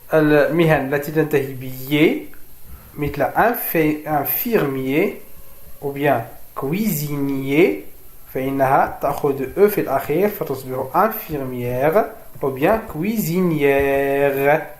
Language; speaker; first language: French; non-native, fluent; Arabic